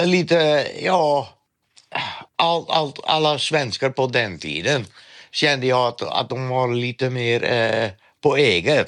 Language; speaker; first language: Swedish; non-native, fluent; Dutch